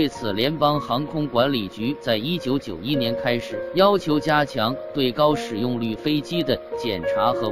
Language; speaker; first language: Chinese; native; Chinese